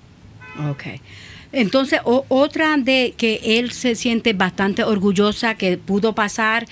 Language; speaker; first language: Spanish; early bilingual, other home language; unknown